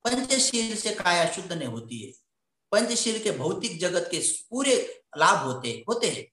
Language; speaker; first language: Hindi; non-native, local second language; Marathi